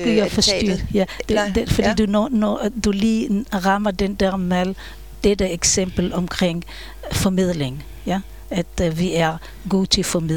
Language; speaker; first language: Danish; non-native, fluent; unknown